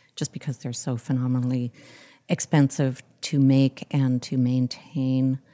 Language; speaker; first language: English; native; English